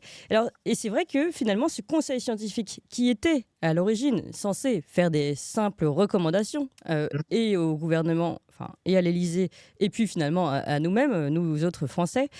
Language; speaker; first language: French; native; French